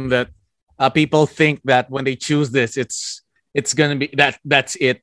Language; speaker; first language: English; non-native, local second language; Filipino